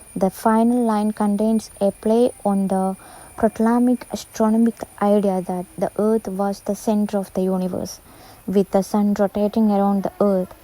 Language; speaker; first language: English; non-native, local second language; Malayalam